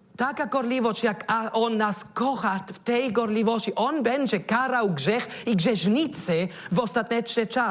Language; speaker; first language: Polish; non-native, learner; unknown